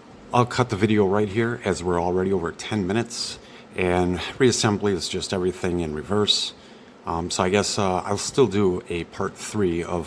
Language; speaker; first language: English; native; English